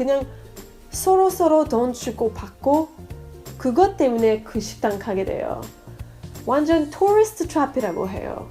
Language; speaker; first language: Korean; non-native, fluent; French